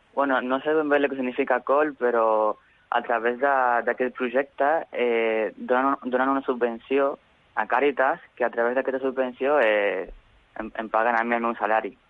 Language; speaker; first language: Catalan; early bilingual, other home language; Spanish